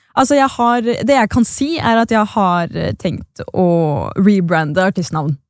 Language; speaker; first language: Norwegian; native; Norwegian